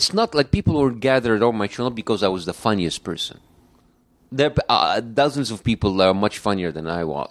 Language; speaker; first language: English; non-native, fluent; Arabic